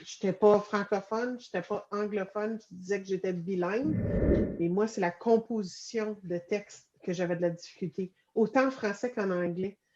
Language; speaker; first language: French; native; French